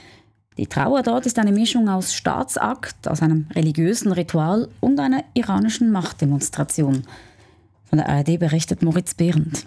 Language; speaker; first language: German; native; German